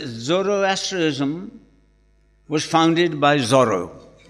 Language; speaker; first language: English; non-native, local second language; Urdu